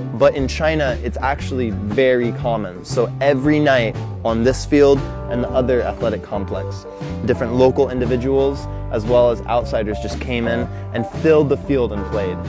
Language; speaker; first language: English; native; English